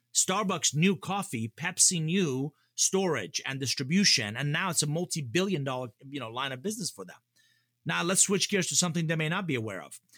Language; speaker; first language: English; early bilingual, other home language; Persian